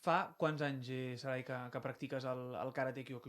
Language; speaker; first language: Catalan; native; Catalan